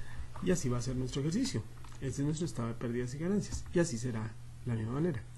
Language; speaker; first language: Spanish; native; Spanish